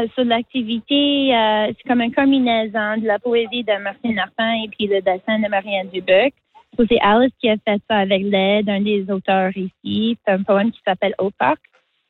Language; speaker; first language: French; non-native, local second language; English